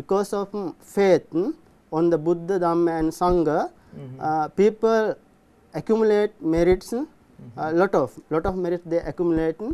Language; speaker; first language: English; non-native, learner; Sinhala